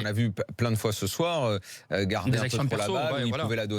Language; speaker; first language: French; native; French